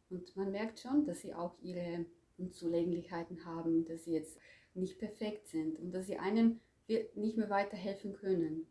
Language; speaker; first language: German; non-native, fluent; Croatian